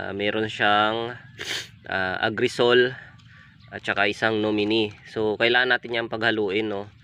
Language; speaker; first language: Filipino; non-native, local second language; Hiligaynon